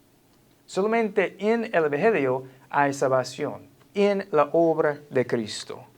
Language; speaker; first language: Spanish; non-native, fluent; English